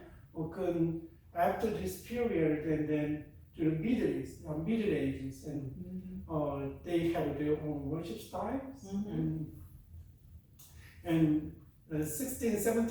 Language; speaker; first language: English; non-native, fluent; Korean